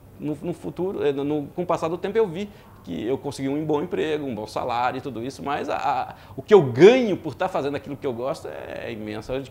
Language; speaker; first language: Portuguese; early bilingual, other home language; French